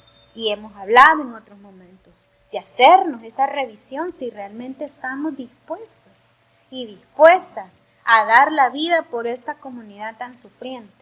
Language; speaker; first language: Spanish; native; Spanish